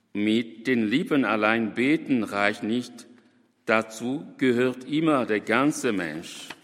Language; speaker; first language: German; non-native, fluent; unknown